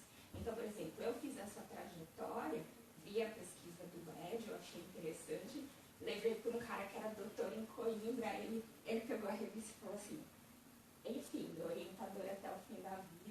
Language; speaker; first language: Portuguese; native; Portuguese